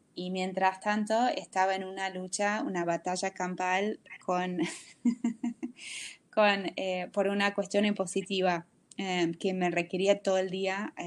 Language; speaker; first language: Spanish; non-native, fluent; English